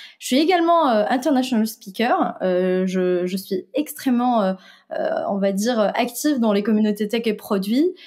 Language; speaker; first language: French; non-native, local second language; Arabic